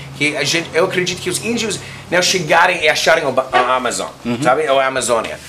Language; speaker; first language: Portuguese; non-native, fluent; English